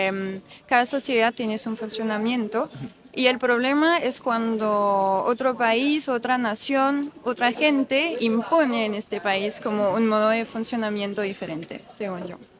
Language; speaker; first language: Spanish; non-native, fluent; French